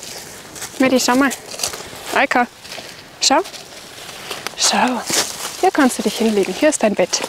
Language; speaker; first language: German; native; German